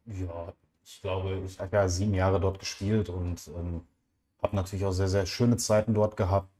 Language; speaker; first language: German; native; German